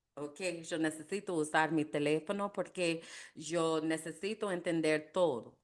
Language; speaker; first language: Spanish; non-native, learner; English